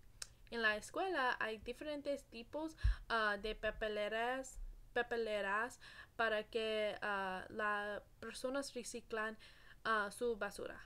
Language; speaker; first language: Spanish; non-native, learner; English